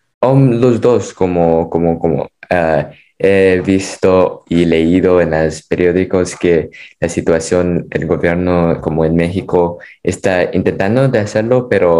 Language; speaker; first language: Spanish; non-native, fluent; English